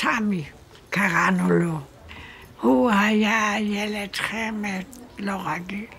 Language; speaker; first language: Hebrew; non-native, fluent; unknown